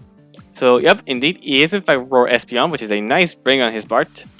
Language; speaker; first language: English; non-native, fluent; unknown